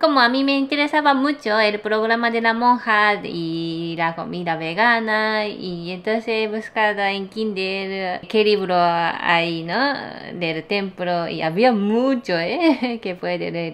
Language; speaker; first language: Spanish; non-native, learner; Japanese